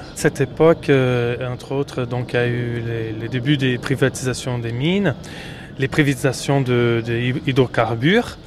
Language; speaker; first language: French; non-native, fluent; Portuguese